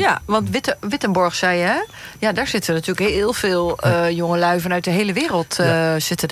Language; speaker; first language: Dutch; native; Dutch